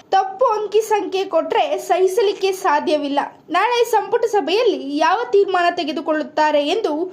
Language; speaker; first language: Kannada; native; Kannada